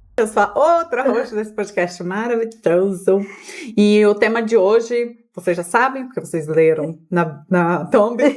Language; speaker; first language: Portuguese; native; Portuguese